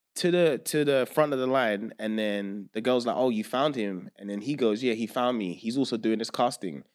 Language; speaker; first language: English; early bilingual, other home language; Yoruba